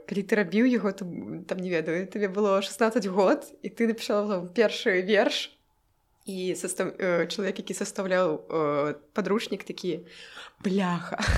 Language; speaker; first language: Belarusian; non-native, local second language; Russian